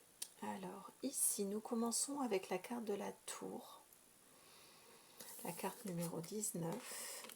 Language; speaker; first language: French; native; French